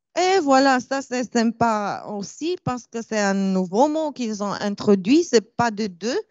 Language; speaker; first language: French; non-native, fluent; Romanian